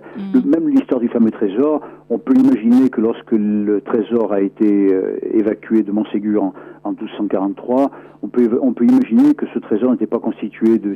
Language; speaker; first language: French; native; French